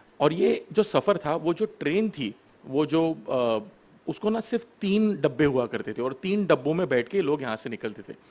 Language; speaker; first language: Hindi; non-native, local second language; Marathi